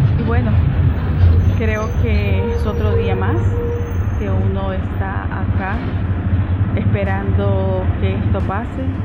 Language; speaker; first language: Spanish; native; Spanish